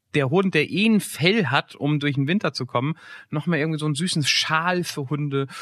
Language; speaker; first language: German; native; German